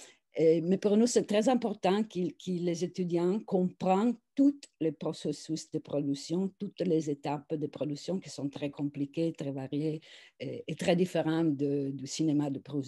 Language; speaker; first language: French; non-native, fluent; Italian